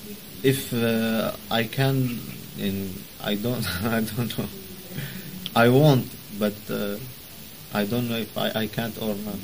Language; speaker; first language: English; non-native, learner; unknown